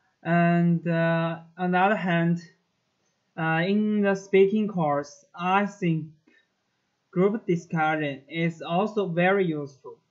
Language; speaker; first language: English; non-native, learner; Chinese